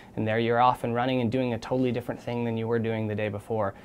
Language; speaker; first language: English; native; English